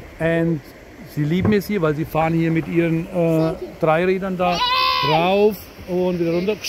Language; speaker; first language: German; early bilingual, other home language; Turkish